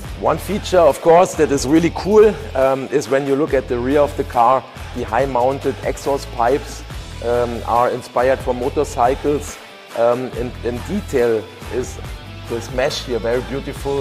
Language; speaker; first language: English; non-native, fluent; German